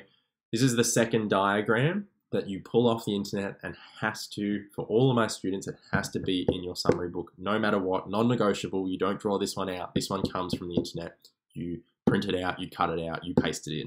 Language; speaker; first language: English; native; English